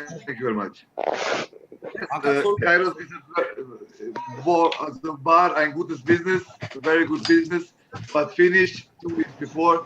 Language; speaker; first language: English; non-native, learner; Turkish